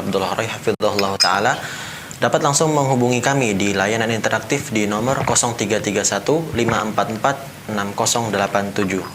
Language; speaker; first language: Indonesian; native; Indonesian